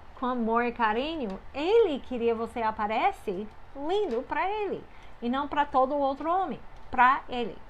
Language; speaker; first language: Portuguese; non-native, fluent; English